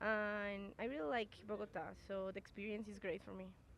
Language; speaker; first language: English; non-native, learner; Spanish